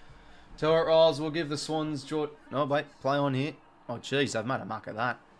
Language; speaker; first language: English; native; English